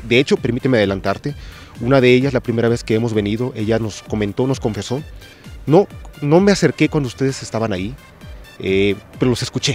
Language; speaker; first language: Spanish; native; Spanish